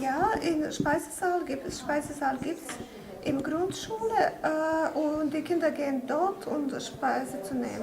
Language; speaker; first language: German; non-native, fluent; Bosnian